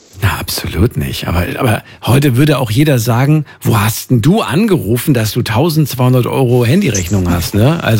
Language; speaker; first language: German; native; German